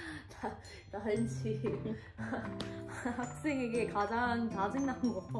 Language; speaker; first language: Korean; non-native, learner; English